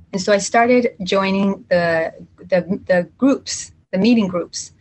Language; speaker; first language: English; early bilingual, other home language; Spanish